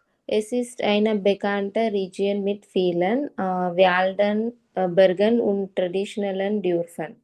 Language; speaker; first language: German; non-native, learner; Tamil